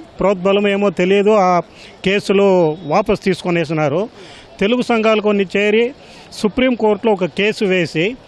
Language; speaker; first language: Telugu; native; Telugu